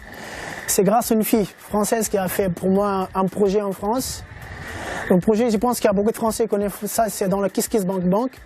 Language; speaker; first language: French; non-native, learner; Kabuverdianu